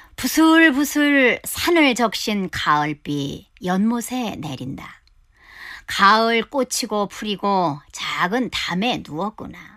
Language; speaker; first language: Korean; native; Korean